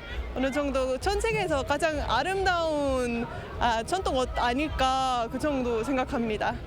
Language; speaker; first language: Korean; non-native, fluent; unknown